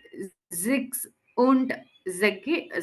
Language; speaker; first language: German; non-native, learner; Tamil